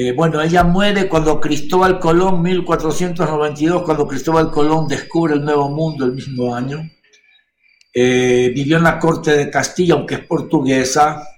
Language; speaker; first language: Spanish; native; Spanish